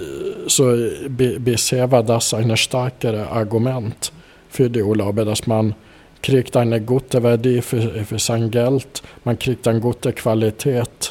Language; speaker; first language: German; non-native, fluent; Swedish